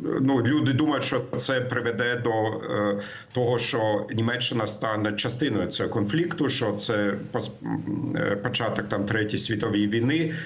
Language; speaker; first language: Ukrainian; non-native, fluent; German